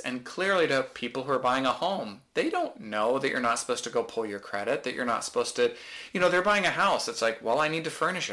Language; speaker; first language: English; native; English